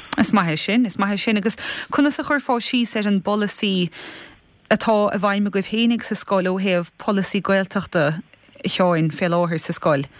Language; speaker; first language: Irish; native; Irish